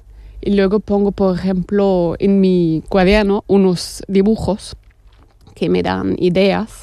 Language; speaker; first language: Spanish; non-native, fluent; German